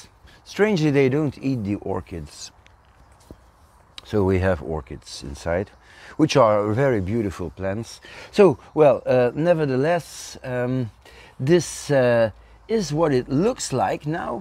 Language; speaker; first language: English; non-native, fluent; Dutch